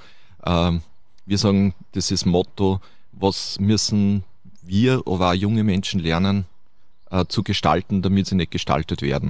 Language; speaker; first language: German; native; German